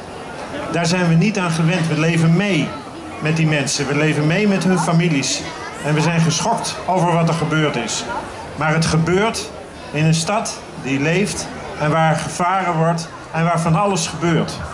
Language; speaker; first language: Dutch; native; Dutch